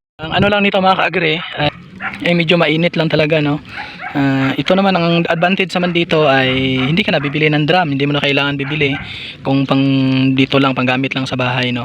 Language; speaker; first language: Filipino; non-native, local second language; Cebuano